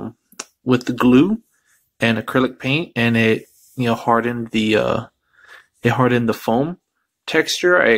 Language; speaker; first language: English; native; English